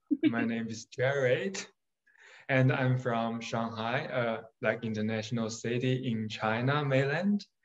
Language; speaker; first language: English; non-native, fluent; Chinese